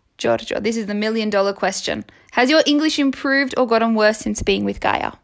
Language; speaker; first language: English; native; English